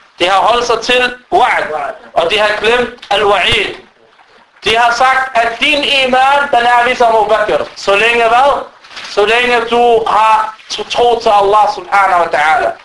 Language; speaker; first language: Danish; non-native, fluent; Arabic